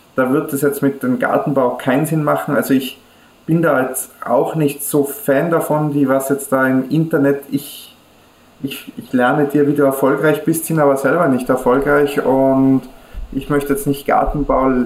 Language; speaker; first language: German; native; German